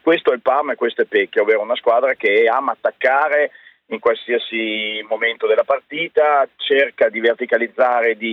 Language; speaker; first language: Italian; native; Italian